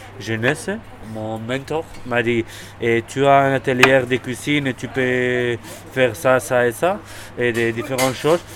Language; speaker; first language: French; non-native, learner; Spanish